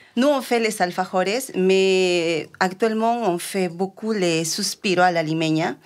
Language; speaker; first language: French; non-native, fluent; Spanish